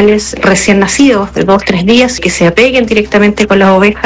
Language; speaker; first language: Spanish; native; Spanish